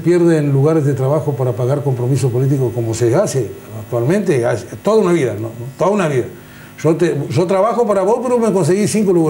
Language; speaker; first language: Spanish; native; Spanish